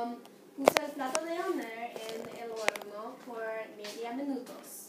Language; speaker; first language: Spanish; non-native, learner; English